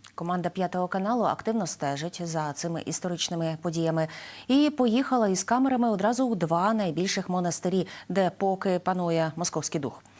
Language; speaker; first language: Ukrainian; native; Ukrainian